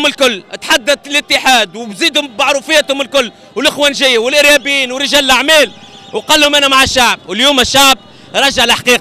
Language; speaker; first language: Arabic; native; Arabic